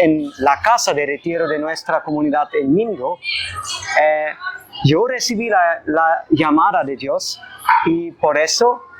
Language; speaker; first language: Spanish; non-native, fluent; German